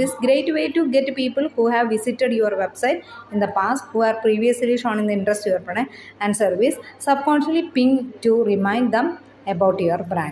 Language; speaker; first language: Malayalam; native; Malayalam